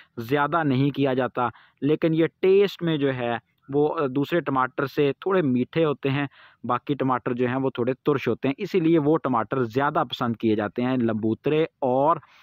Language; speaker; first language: Urdu; non-native, local second language; Punjabi